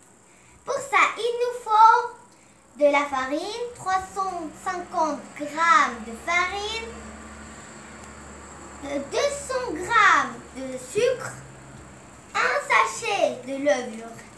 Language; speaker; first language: French; non-native, local second language; Arabic